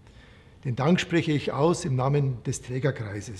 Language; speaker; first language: German; native; German